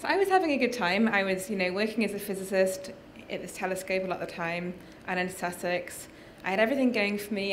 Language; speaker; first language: English; native; English